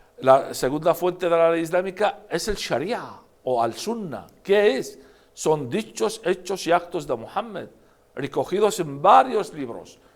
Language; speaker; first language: Spanish; non-native, fluent; Arabic